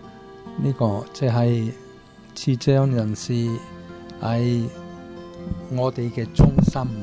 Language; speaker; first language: Cantonese; non-native, fluent; Italian